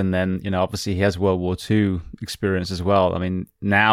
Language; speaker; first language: English; native; English